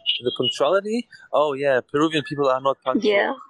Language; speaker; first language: English; non-native, learner; German